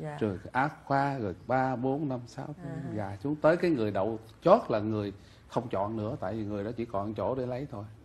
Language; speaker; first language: Vietnamese; native; Vietnamese